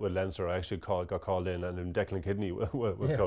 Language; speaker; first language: English; native; English